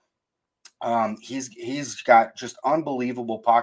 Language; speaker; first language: English; native; English